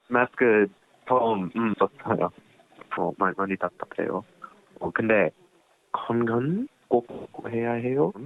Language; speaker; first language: Korean; non-native, learner; English